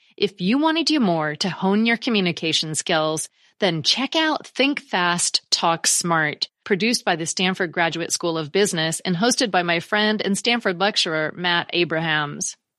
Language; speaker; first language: English; native; English